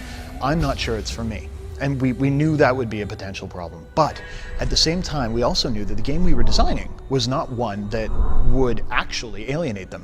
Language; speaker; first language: English; native; English